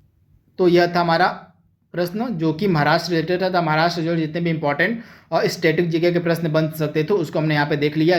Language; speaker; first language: Hindi; native; Hindi